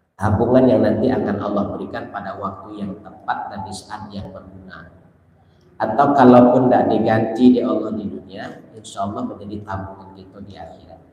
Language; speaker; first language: Malay; non-native, local second language; Minangkabau